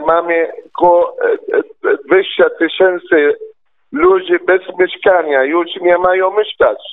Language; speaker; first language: Polish; non-native, learner; Arabic